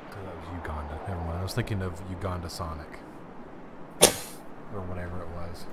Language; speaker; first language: English; native; English